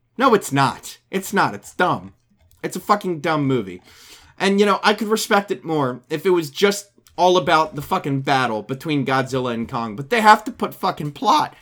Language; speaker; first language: English; native; English